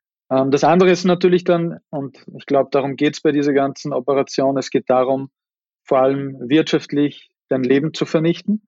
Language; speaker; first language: German; native; German